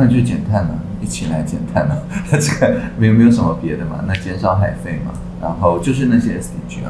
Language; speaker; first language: Chinese; native; Chinese